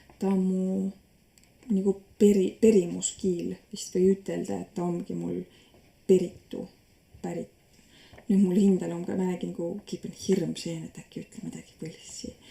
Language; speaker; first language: Estonian; native; Estonian